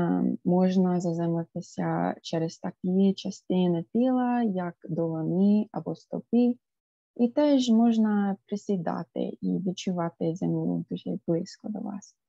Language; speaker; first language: Ukrainian; non-native, fluent; English